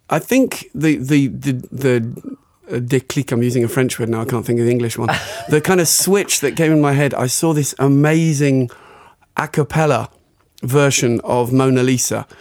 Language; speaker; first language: English; native; English